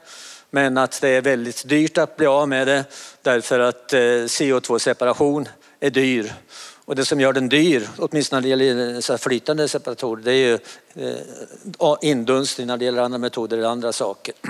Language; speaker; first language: Swedish; native; Swedish